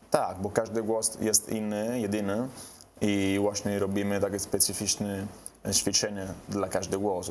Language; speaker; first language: Polish; non-native, learner; Italian